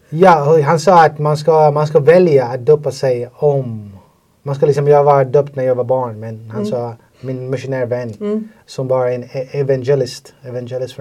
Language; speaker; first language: Swedish; non-native, fluent; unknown